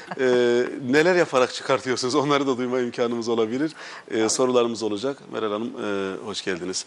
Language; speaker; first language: Turkish; native; Turkish